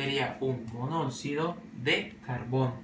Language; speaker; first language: Spanish; native; Spanish